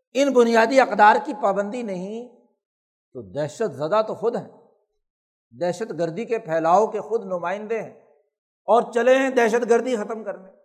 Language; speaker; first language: Urdu; non-native, local second language; Punjabi